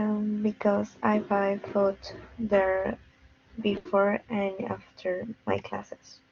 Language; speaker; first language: English; non-native, learner; Spanish